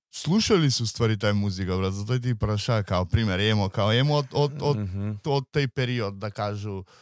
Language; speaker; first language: Macedonian; native; Macedonian